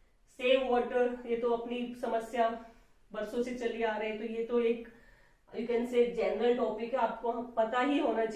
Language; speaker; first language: Hindi; native; Hindi